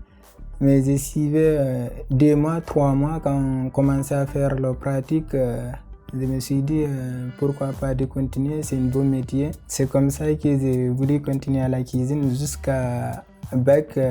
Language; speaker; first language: French; non-native, fluent; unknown